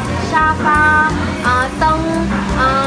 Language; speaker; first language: Chinese; non-native, learner; Vietnamese